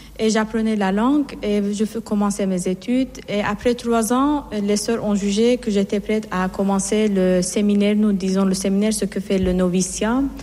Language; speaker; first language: French; non-native, fluent; Persian